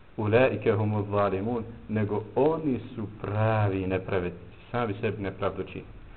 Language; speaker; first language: Bosnian; native; Bosnian